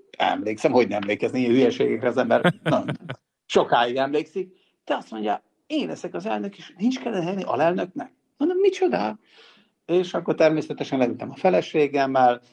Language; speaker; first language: Hungarian; non-native, local second language; Serbian